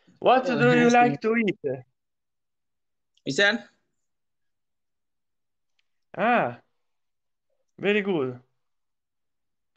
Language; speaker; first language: English; non-native, learner; Italian